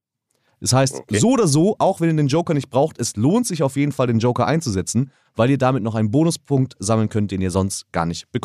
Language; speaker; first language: German; native; German